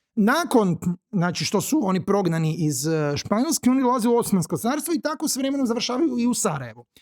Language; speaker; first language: Croatian; native; Croatian